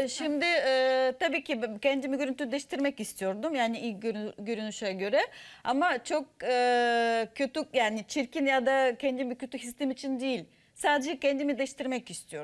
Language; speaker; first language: Turkish; non-native, fluent; Russian